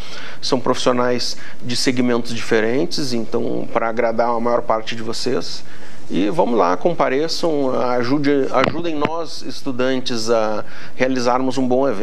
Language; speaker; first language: Portuguese; native; Portuguese